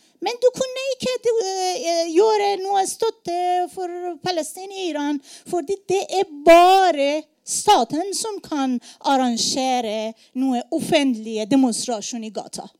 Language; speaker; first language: Norwegian; non-native, learner; Persian